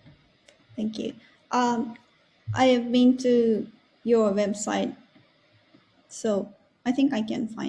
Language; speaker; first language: English; non-native, learner; Japanese